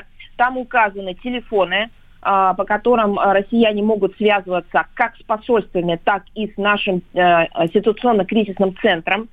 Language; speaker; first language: Russian; native; Russian